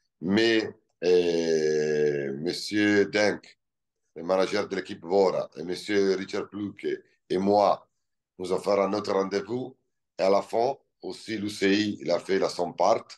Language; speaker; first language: French; non-native, learner; Italian